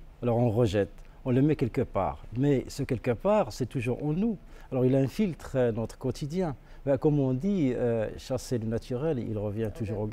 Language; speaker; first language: French; non-native, local second language; Arabic